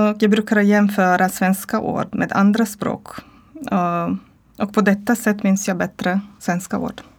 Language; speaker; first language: Swedish; non-native, learner; Croatian